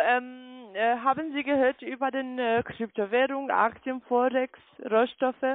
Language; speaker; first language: German; non-native, learner; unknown